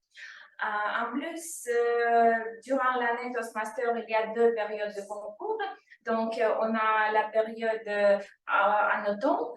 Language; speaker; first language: French; non-native, fluent; Russian